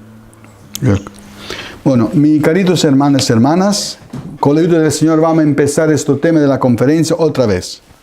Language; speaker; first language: Spanish; non-native, fluent; Italian